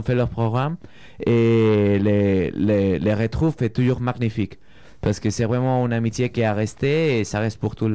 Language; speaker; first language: French; non-native, fluent; Spanish